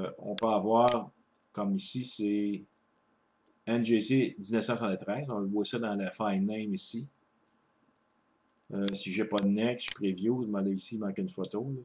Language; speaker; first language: French; native; French